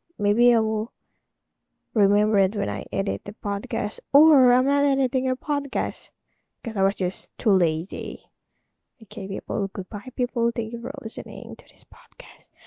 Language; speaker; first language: English; non-native, learner; Indonesian